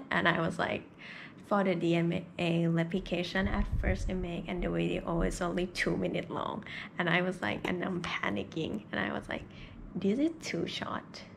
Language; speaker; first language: English; non-native, fluent; Thai